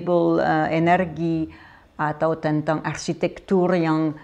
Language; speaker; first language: Indonesian; non-native, fluent; French